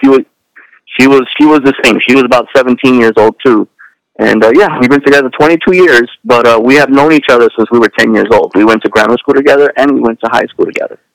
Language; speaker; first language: English; early bilingual, other home language; Spanish